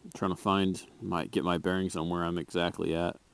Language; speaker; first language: English; native; English